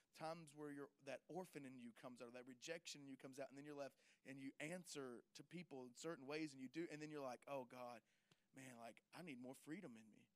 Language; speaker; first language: English; native; English